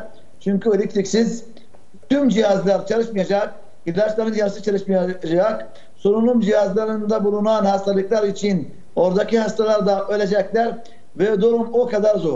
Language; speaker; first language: Turkish; non-native, fluent; Arabic